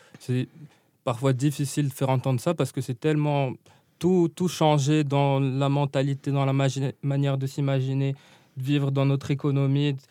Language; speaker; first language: French; non-native, local second language; Arabic